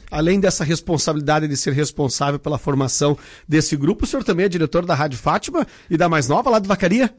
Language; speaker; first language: Portuguese; native; Portuguese